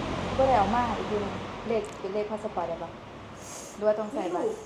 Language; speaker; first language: Korean; non-native, learner; Thai